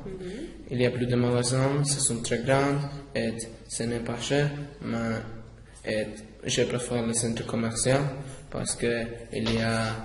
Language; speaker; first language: French; non-native, learner; English